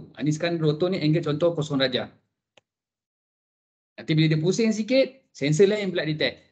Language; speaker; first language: Malay; native; Malay